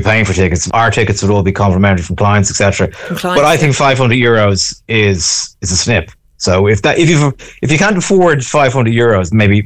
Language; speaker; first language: English; native; English